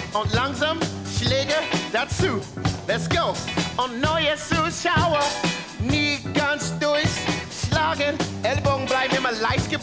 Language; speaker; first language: German; non-native, fluent; English